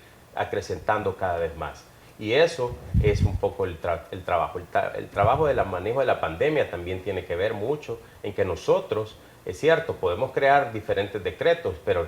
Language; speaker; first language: Spanish; native; Spanish